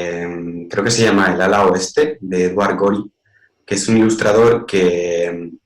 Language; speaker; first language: Spanish; native; Spanish